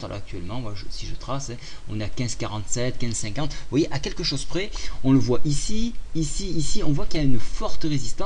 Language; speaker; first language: French; native; French